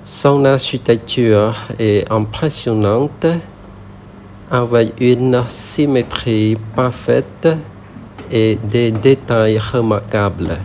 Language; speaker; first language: French; non-native, learner; Khmer